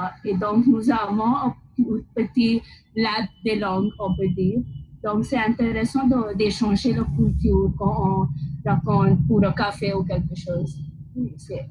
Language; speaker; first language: French; non-native, learner; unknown